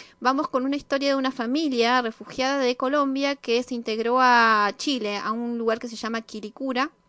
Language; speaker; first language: Spanish; native; Spanish